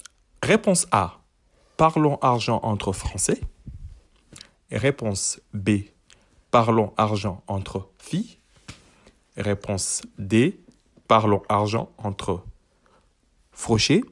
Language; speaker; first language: French; native; French